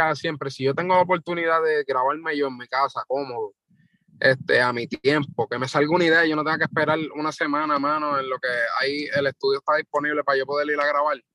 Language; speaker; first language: Spanish; native; Spanish